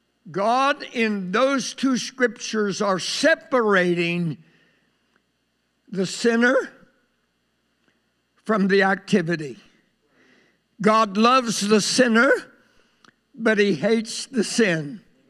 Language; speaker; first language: English; native; English